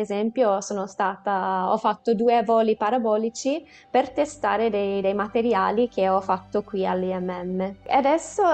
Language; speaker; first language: Italian; non-native, fluent; English